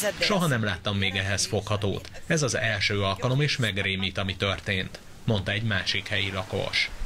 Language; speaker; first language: Hungarian; native; Hungarian